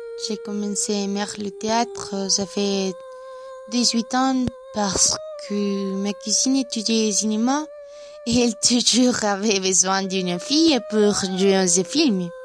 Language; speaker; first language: French; non-native, learner; Spanish